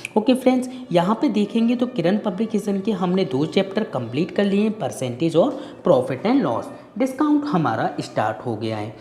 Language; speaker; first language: Hindi; native; Hindi